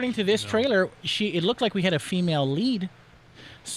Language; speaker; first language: English; native; English